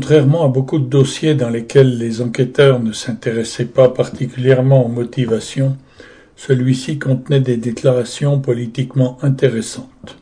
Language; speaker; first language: French; native; French